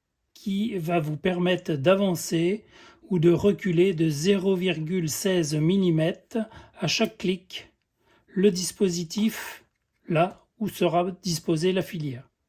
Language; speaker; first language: French; native; French